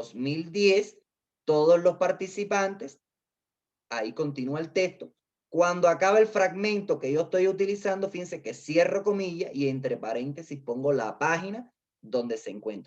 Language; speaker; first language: Spanish; native; Spanish